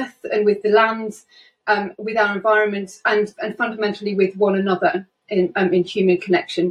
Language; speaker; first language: English; native; English